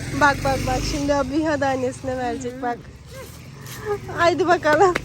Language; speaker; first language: Turkish; non-native, fluent; Urdu